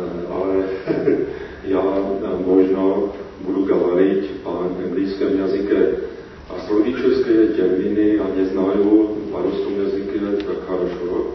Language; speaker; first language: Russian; non-native, learner; Czech